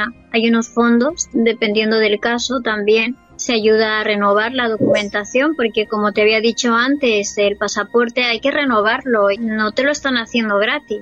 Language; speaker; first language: Spanish; native; Spanish